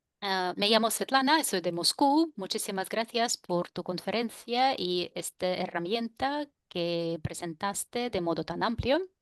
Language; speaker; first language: Spanish; non-native, fluent; Russian